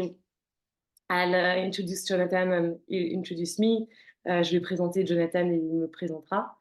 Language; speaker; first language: French; native; French